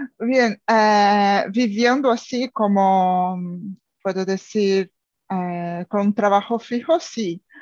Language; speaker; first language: Spanish; non-native, fluent; Portuguese